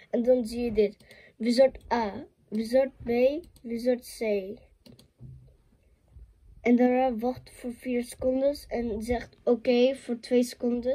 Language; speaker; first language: Dutch; early bilingual, heritage; Dutch